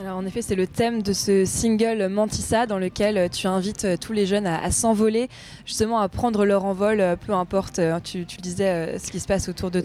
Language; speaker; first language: French; native; French